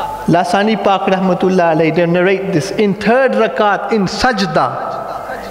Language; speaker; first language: English; native; English